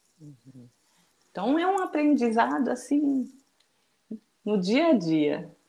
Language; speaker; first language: Portuguese; early bilingual, other home language; Japanese